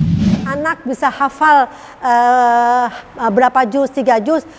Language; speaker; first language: Indonesian; native; Indonesian